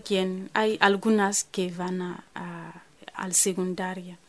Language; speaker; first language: Spanish; non-native, fluent; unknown